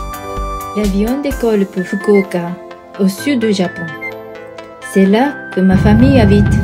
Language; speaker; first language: French; non-native, fluent; Japanese